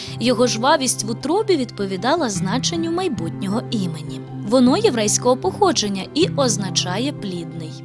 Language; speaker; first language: Ukrainian; native; Ukrainian